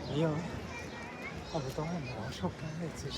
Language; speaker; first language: German; native; German